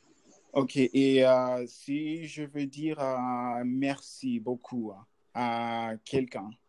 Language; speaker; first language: French; non-native, learner; English